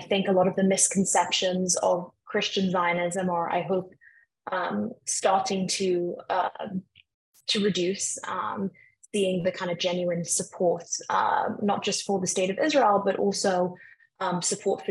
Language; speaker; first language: English; native; English